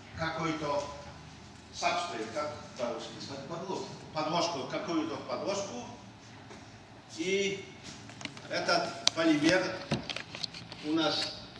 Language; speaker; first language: Russian; non-native, fluent; Polish